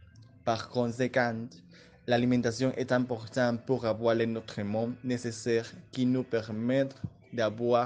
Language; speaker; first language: French; non-native, learner; Spanish